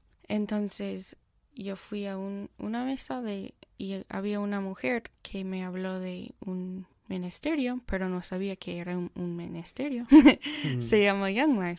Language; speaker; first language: Spanish; non-native, fluent; English